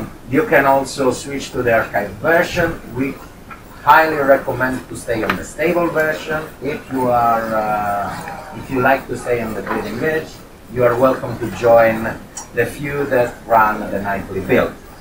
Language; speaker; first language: English; non-native, fluent; Italian